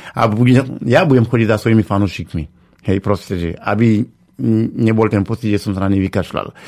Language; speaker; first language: Slovak; non-native, fluent; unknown